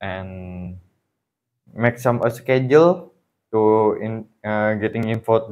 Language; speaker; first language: English; non-native, learner; Indonesian